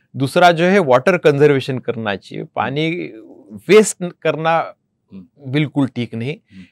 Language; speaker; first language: Hindi; non-native, local second language; Marathi